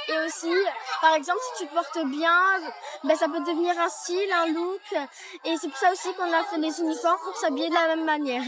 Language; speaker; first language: French; native; French